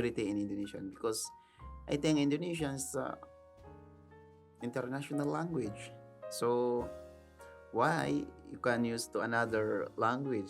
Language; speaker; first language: English; non-native, learner; Filipino